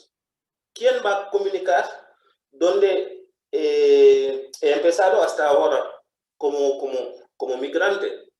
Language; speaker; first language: Spanish; non-native, fluent; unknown